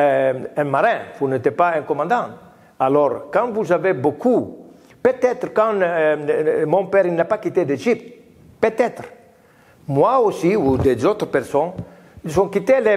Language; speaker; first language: French; non-native, learner; Greek